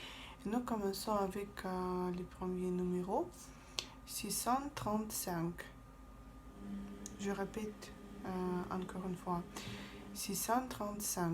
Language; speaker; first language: French; non-native, fluent; Russian